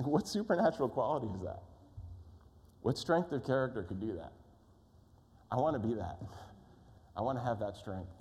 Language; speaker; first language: English; native; English